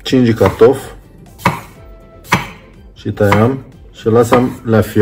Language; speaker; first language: Romanian; non-native, learner; Arabic